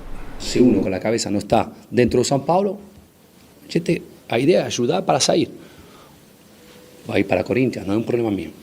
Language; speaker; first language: Portuguese; non-native, fluent; Spanish